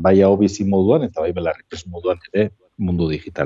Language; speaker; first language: Basque; native; Basque